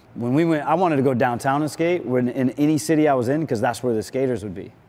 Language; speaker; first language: English; native; English